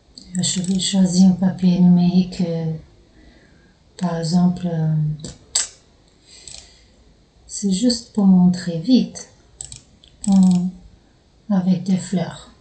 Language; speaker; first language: French; non-native, fluent; Portuguese